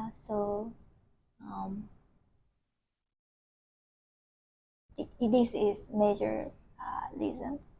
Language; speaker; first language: English; non-native, learner; Japanese